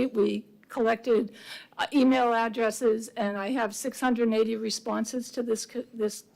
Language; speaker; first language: English; native; English